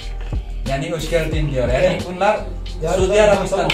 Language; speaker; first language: Turkish; non-native, fluent; Indonesian